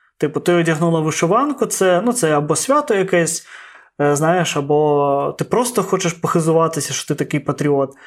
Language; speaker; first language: Ukrainian; non-native, local second language; Russian